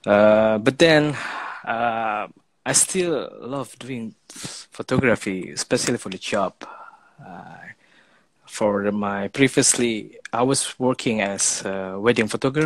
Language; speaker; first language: English; non-native, fluent; Indonesian